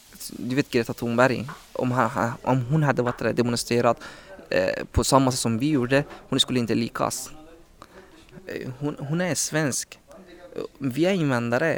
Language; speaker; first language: Swedish; non-native, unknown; Persian